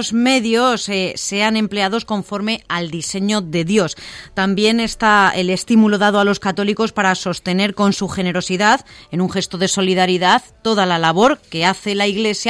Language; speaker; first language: Spanish; native; Spanish